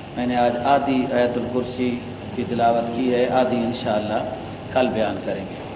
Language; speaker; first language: Urdu; native; Urdu